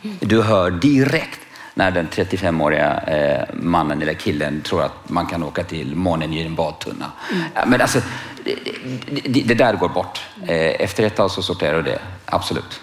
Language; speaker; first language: Swedish; non-native, fluent; Kurdish